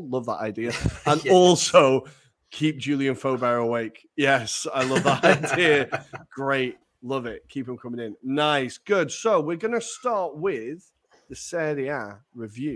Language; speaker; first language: English; native; English